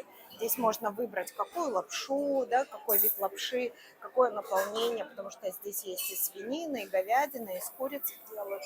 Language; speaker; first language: Russian; native; Russian